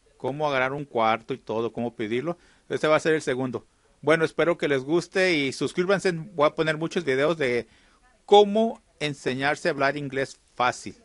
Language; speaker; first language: Spanish; early bilingual, heritage; Spanish